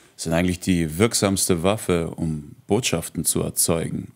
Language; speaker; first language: German; early bilingual, heritage; Russian